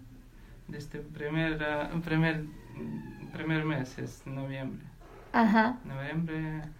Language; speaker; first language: Spanish; non-native, learner; Ukrainian